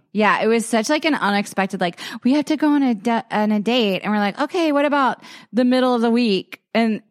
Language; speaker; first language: English; native; English